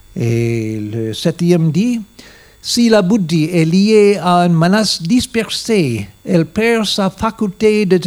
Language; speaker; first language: French; non-native, learner; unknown